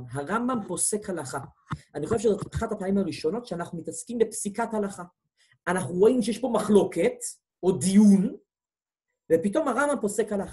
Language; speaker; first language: Hebrew; native; Hebrew